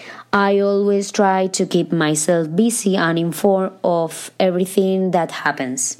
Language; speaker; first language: English; non-native, learner; Spanish